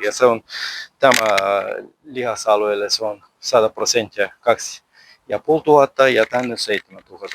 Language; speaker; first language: Finnish; non-native, learner; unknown